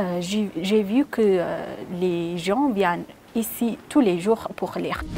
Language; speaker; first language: French; non-native, learner; Amharic